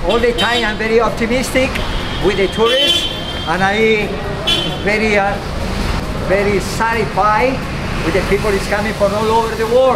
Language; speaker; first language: English; non-native, learner; Spanish